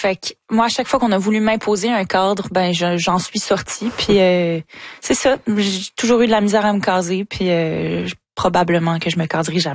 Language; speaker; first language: French; native; French